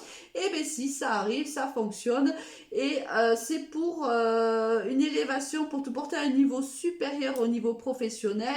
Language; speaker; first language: French; native; French